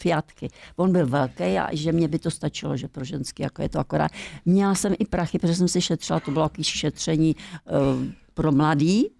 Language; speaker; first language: Czech; native; Czech